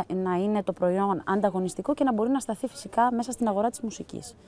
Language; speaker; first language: Greek; early bilingual, heritage; Greek